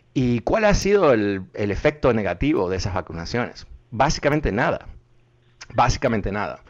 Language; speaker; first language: Spanish; early bilingual, heritage; Spanish